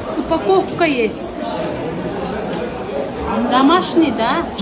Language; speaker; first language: Russian; non-native, learner; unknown